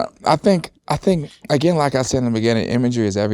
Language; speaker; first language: English; native; English